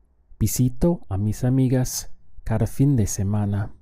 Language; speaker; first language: Spanish; non-native, fluent; English